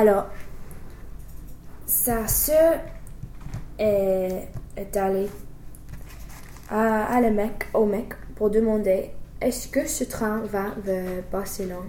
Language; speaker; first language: French; non-native, fluent; English